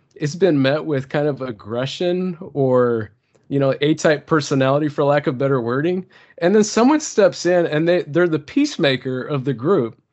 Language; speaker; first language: English; early bilingual, other home language; Turkish